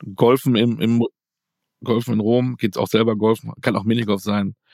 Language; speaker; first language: German; native; German